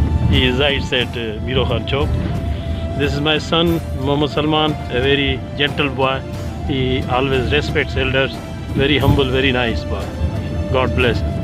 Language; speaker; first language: English; non-native, local second language; Sindhi